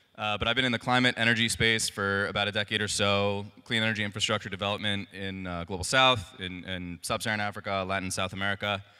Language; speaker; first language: English; native; English